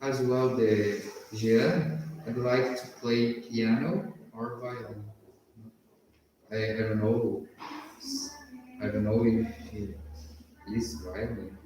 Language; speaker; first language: English; non-native, learner; Portuguese